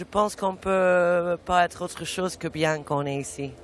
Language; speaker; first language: French; non-native, fluent; English